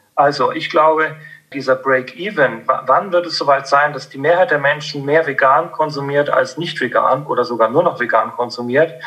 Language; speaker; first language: German; native; German